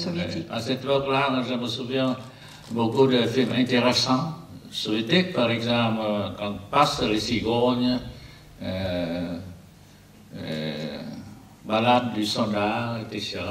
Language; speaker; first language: French; non-native, learner; Vietnamese